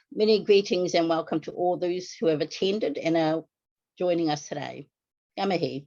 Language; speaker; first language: English; non-native, local second language; Māori